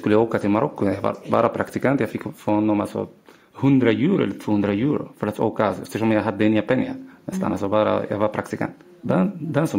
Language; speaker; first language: Swedish; non-native, learner; Arabic